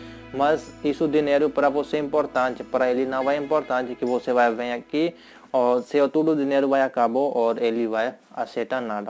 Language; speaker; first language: Portuguese; non-native, learner; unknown